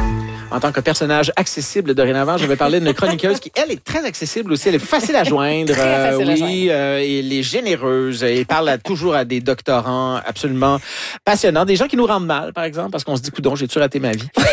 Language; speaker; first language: French; native; French